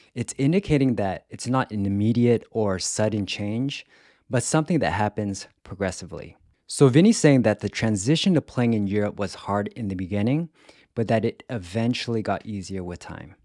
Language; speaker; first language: English; native; English